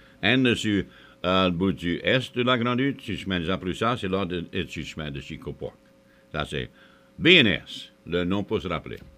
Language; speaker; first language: French; early bilingual, heritage; French